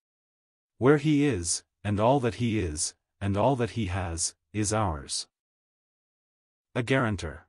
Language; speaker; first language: English; native; English